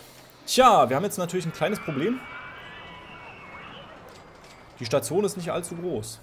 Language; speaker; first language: German; native; German